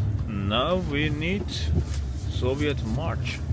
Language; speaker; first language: English; non-native, learner; Turkish